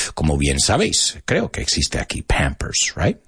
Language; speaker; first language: Spanish; non-native, fluent; English